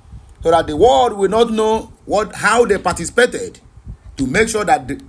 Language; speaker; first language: English; non-native, local second language; Igbo